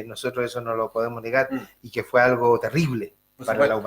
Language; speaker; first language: Spanish; native; Spanish